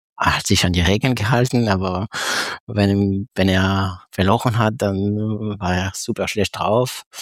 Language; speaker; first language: German; non-native, fluent; French